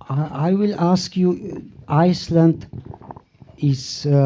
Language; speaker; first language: English; non-native, fluent; Slovenian